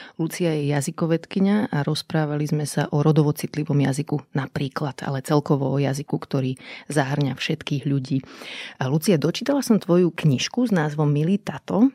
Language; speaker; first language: Slovak; native; Slovak